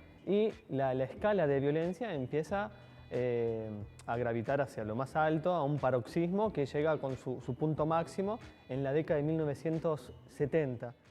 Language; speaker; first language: Spanish; native; Spanish